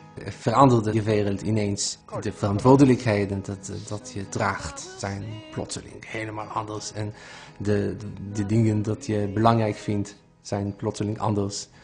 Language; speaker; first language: Dutch; non-native, fluent; Hebrew